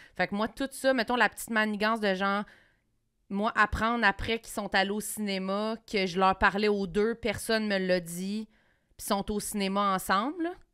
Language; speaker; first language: French; native; French